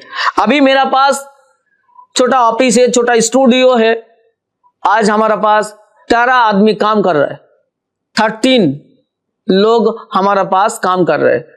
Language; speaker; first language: Hindi; non-native, local second language; Bangla